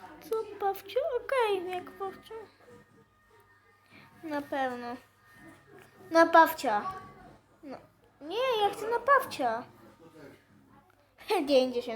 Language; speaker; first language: Polish; native; Polish